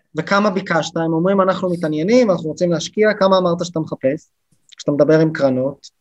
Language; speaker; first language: Hebrew; native; Hebrew